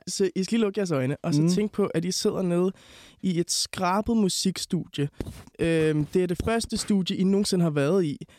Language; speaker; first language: Danish; native; Danish